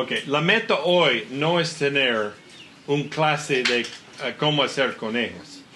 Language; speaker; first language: Spanish; non-native, learner; English